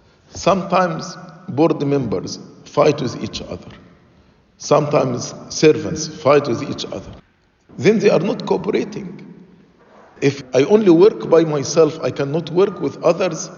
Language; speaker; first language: English; non-native, fluent; Arabic